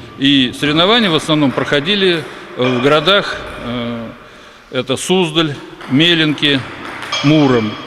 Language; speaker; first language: Russian; native; Russian